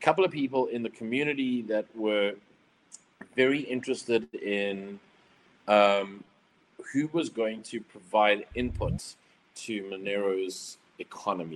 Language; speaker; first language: English; native; English